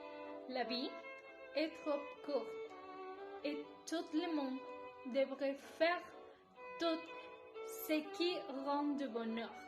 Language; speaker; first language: French; non-native, learner; Spanish